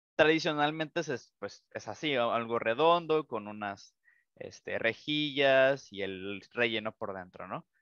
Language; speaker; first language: Spanish; native; Spanish